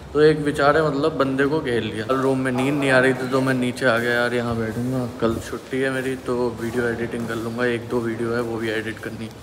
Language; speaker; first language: Hindi; native; Hindi